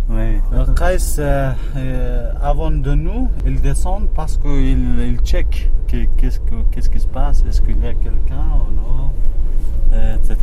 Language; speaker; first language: French; non-native, learner; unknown